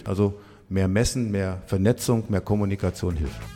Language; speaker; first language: German; native; German